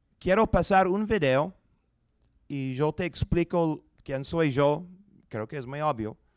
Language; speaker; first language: Spanish; non-native, fluent; English